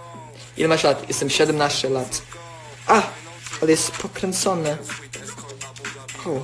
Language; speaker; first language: Polish; early bilingual, heritage; English